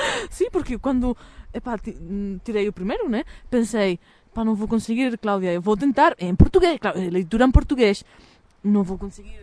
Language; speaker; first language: Portuguese; non-native, fluent; Catalan